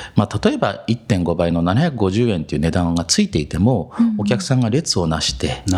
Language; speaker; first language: Japanese; native; Japanese